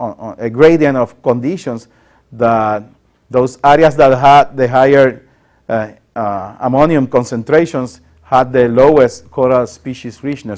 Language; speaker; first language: English; non-native, local second language; Spanish